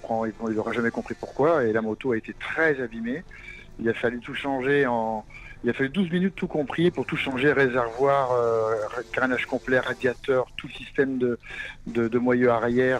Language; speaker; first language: French; native; French